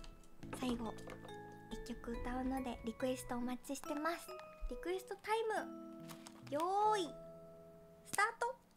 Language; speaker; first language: Japanese; native; Japanese